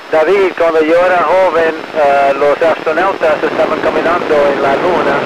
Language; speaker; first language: Spanish; early bilingual, heritage; English